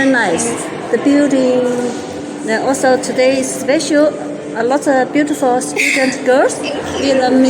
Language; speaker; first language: English; non-native, learner; Chinese